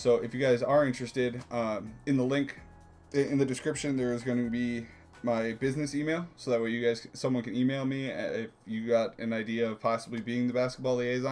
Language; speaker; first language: English; native; English